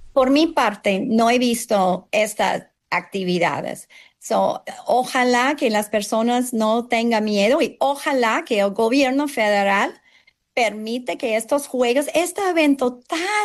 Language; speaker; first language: Spanish; non-native, fluent; English